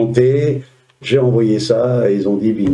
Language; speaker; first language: French; native; French